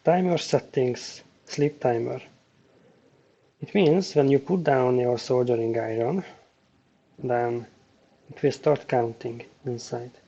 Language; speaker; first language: English; non-native, fluent; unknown